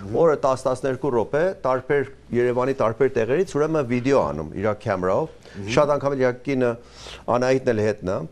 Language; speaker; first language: Armenian; early bilingual, heritage; Armenian